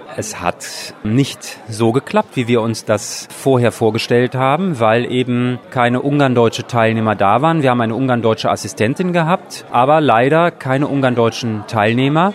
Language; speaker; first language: German; native; German